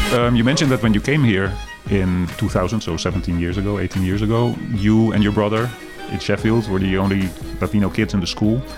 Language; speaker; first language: English; non-native, fluent; Dutch